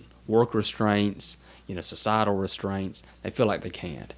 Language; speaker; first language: English; native; English